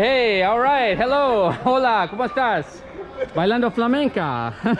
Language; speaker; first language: Spanish; non-native, learner; English